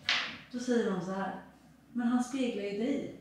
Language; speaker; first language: Swedish; native; Swedish